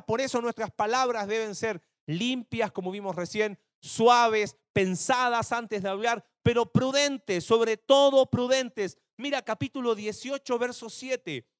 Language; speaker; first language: Spanish; native; Spanish